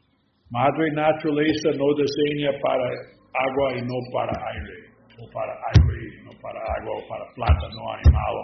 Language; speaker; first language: Spanish; non-native, learner; English